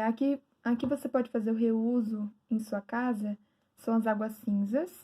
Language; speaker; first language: Portuguese; native; Portuguese